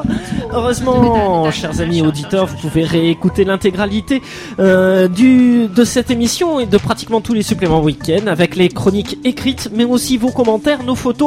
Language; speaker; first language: French; native; French